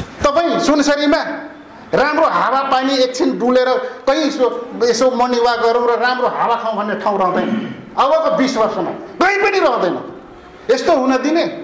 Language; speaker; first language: Nepali; non-native, local second language; Rana Tharu